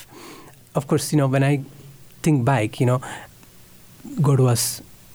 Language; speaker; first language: English; non-native, local second language; Malayalam